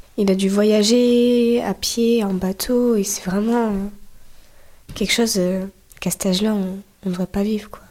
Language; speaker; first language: French; native; French